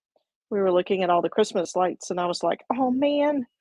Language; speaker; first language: English; native; English